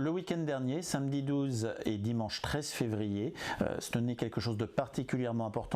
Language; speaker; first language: French; native; French